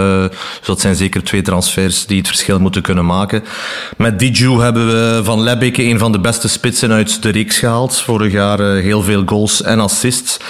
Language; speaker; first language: Dutch; native; Dutch